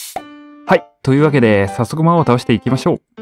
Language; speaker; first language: Japanese; native; Japanese